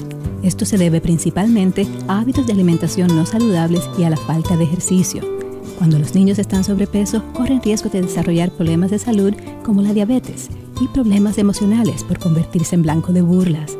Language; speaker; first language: Spanish; native; Spanish